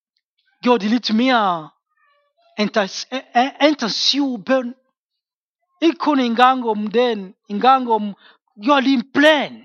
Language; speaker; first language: Danish; non-native, fluent; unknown